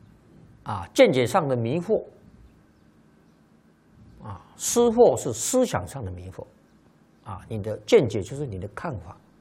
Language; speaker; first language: Chinese; native; Chinese